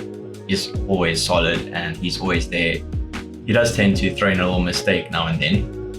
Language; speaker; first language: English; native; English